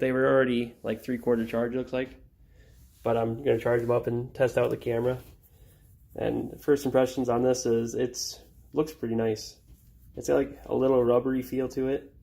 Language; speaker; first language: English; native; English